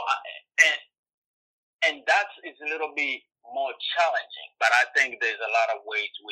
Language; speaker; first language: English; non-native, local second language; Swahili